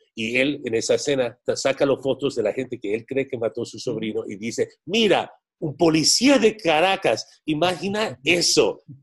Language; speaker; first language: Spanish; non-native, fluent; English